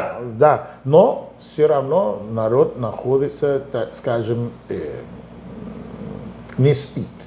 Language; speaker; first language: Russian; non-native, fluent; Spanish